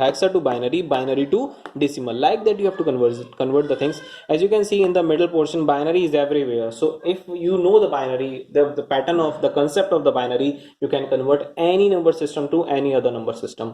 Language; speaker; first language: English; non-native, local second language; Hindi